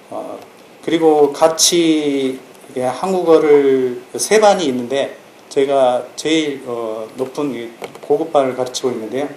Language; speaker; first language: Korean; native; Korean